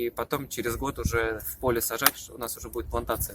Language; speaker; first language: Russian; native; Russian